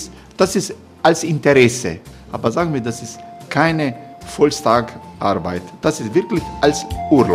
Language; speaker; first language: German; non-native, learner; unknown